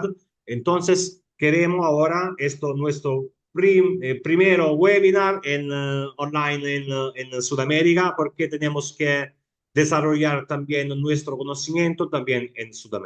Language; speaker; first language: Spanish; non-native, fluent; Italian